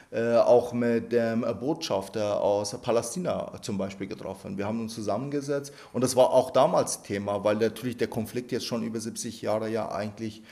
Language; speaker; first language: German; early bilingual, other home language; Arabic